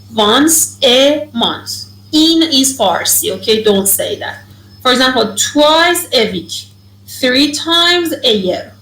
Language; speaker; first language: English; non-native, fluent; Persian